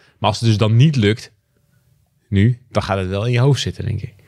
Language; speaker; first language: Dutch; native; Dutch